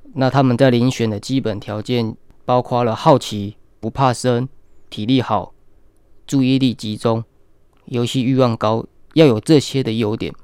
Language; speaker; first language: Chinese; native; Chinese